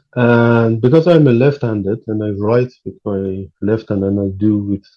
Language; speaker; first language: English; non-native, fluent; Persian